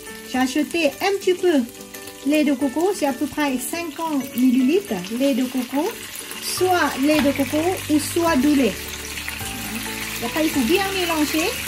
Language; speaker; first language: French; non-native, learner; Thai